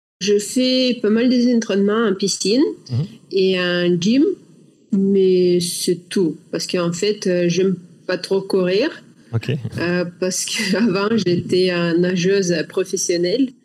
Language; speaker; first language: French; non-native, learner; Russian